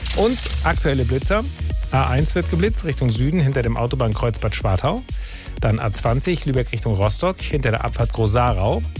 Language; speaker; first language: German; native; German